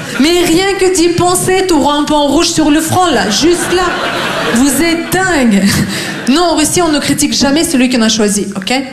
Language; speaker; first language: French; non-native, fluent; Russian